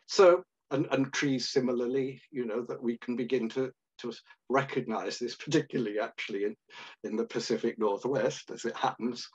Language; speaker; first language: English; native; English